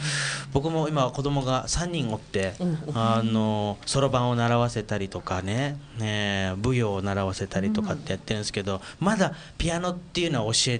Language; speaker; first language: Japanese; native; Japanese